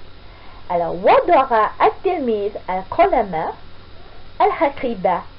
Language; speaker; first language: Arabic; non-native, fluent; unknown